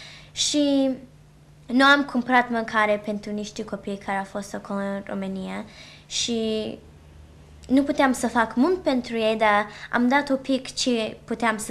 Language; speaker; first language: Romanian; early bilingual, heritage; Romanian